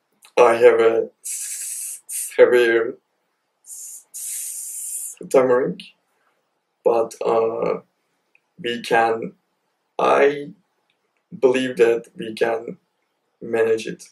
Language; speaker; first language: English; non-native, fluent; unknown